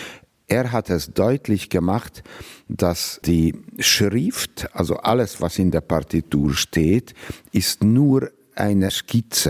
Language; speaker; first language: German; non-native, fluent; Hungarian